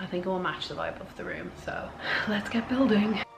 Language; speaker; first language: English; native; English